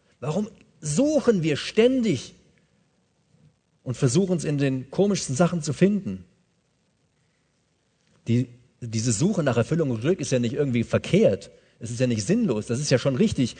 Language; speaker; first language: German; native; German